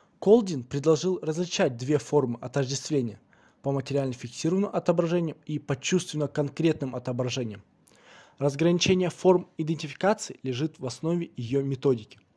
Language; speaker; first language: Russian; non-native, local second language; Kazakh